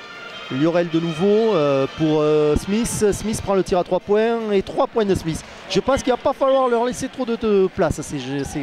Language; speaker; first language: French; native; French